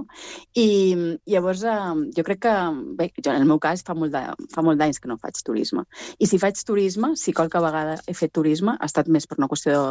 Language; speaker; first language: Catalan; native; Catalan